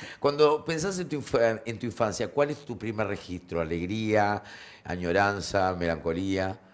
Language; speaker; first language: Spanish; native; Spanish